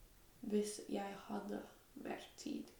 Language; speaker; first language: Norwegian; non-native, learner; English